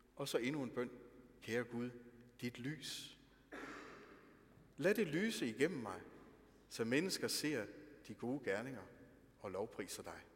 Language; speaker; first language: Danish; native; Danish